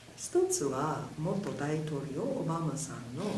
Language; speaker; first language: Japanese; non-native, fluent; English